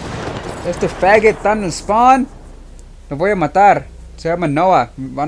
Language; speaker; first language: Spanish; early bilingual, heritage; Spanish